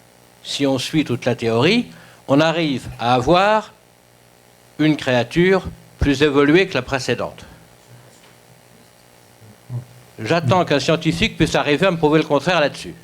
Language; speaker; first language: French; native; French